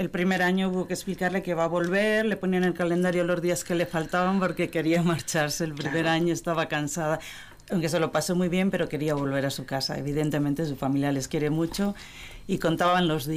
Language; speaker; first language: Spanish; native; Spanish